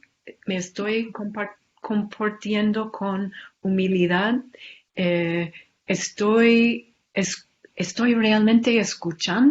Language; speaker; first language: Spanish; non-native, fluent; English